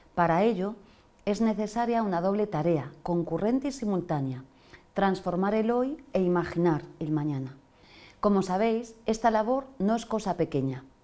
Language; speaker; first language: Spanish; native; Spanish